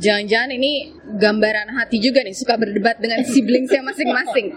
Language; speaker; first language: Indonesian; native; Indonesian